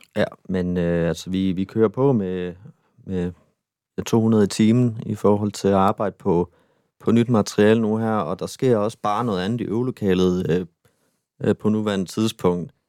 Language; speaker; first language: Danish; native; Danish